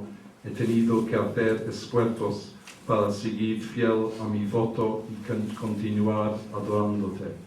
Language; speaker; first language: Spanish; early bilingual, heritage; English